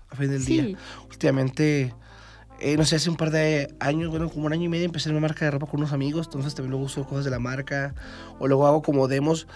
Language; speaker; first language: Spanish; native; Spanish